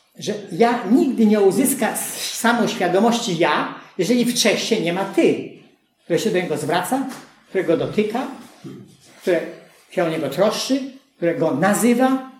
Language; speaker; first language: Polish; native; Polish